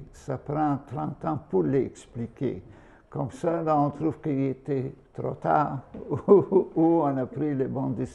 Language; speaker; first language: French; non-native, fluent; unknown